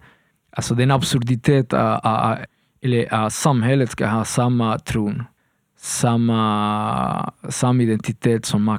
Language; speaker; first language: Swedish; non-native, fluent; Spanish